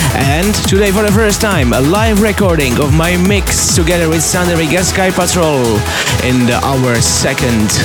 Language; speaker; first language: English; non-native, fluent; Slovak